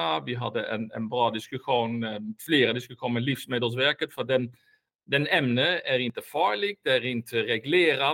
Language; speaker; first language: Swedish; non-native, fluent; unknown